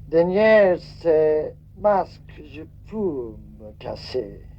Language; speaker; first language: French; non-native, fluent; Japanese